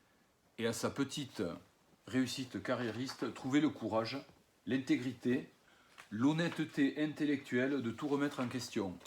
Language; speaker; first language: French; native; French